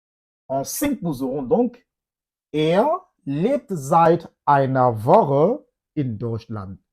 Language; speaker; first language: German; non-native, fluent; French